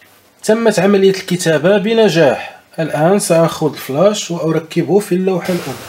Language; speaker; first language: Arabic; native; Arabic